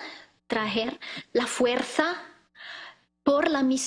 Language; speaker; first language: Spanish; non-native, learner; Italian